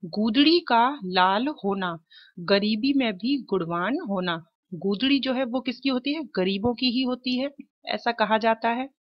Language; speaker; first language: Hindi; native; Hindi